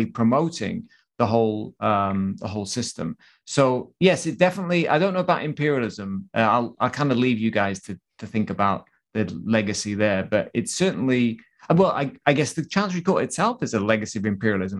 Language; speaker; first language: English; native; English